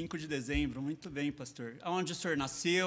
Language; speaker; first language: Portuguese; native; Portuguese